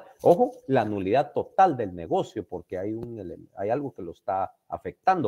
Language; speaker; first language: Spanish; native; Spanish